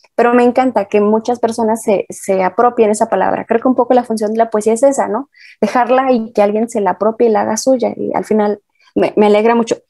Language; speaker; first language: Spanish; native; Spanish